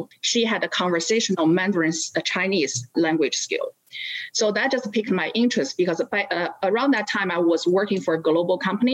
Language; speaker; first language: English; non-native, fluent; Chinese